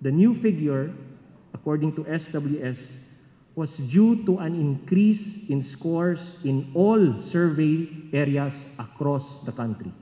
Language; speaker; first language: English; non-native, local second language; Filipino